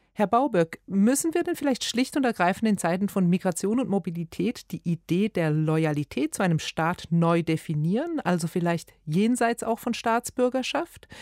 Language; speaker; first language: German; native; German